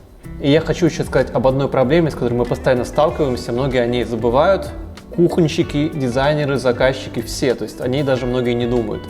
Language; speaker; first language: Russian; native; Russian